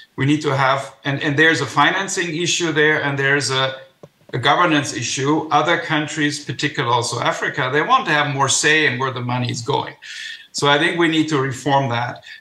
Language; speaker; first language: English; non-native, fluent; German